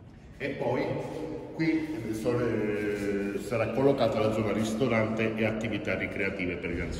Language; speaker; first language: Italian; native; Italian